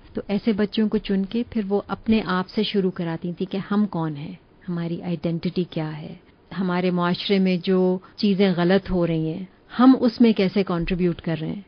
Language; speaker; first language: Urdu; native; Urdu